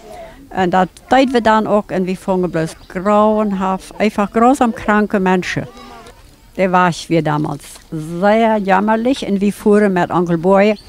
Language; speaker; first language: German; non-native, local second language; Plautdietsch